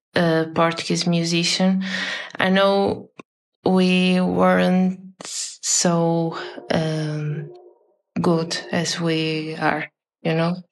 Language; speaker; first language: English; non-native, fluent; Portuguese